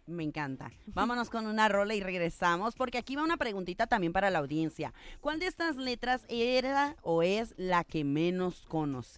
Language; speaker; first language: Spanish; native; Spanish